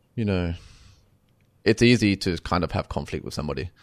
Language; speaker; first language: English; native; English